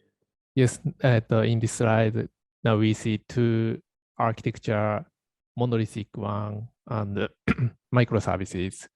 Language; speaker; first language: English; non-native, learner; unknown